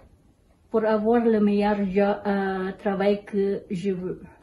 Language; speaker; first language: French; non-native, learner; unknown